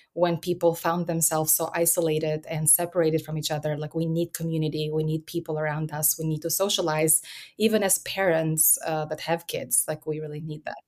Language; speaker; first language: English; early bilingual, other home language; Albanian